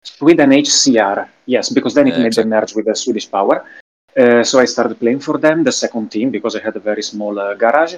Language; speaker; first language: English; non-native, fluent; Italian